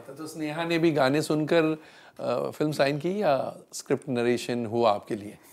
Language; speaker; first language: Hindi; native; Hindi